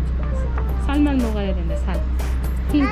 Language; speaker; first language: Korean; native; Korean